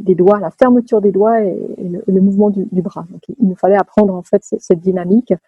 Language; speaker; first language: French; native; French